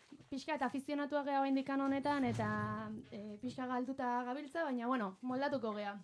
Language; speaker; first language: Basque; native; Basque